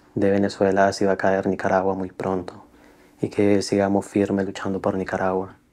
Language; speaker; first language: Spanish; native; Spanish